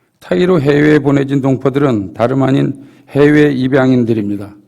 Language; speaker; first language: Korean; native; Korean